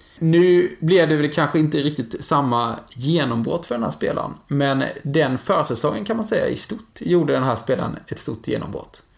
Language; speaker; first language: Swedish; native; Swedish